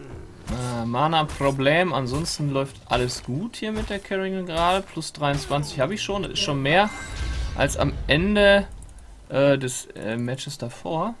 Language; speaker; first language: German; native; German